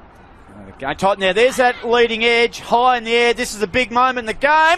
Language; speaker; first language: English; native; English